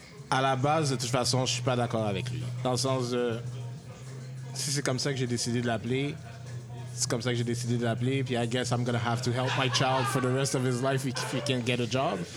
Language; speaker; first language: French; native; French